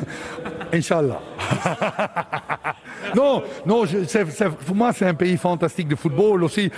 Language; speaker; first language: French; non-native, local second language; Dutch